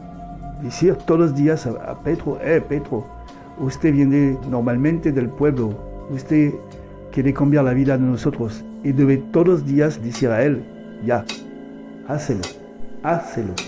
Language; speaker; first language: Spanish; non-native, fluent; French